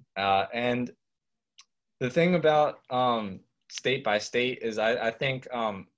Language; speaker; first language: English; native; English